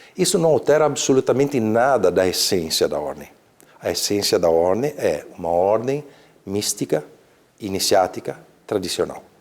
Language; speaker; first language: Portuguese; early bilingual, other home language; Italian